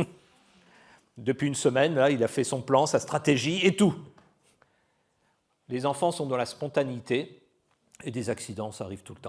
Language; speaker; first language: French; native; French